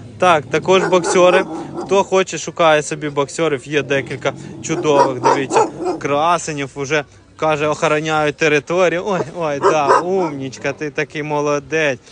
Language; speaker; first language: Ukrainian; non-native, local second language; Russian